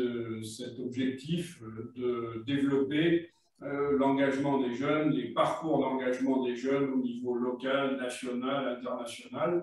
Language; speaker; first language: French; native; French